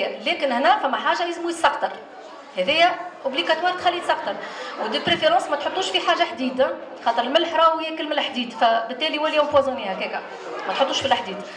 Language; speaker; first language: Arabic; native; Arabic